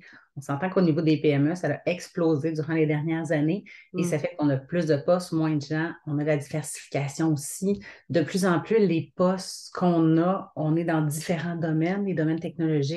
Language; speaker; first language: French; native; French